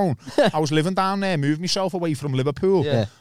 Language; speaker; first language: English; native; English